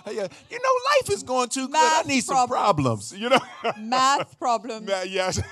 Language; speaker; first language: English; native; English